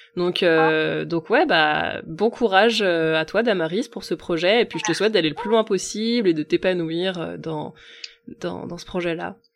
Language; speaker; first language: French; native; French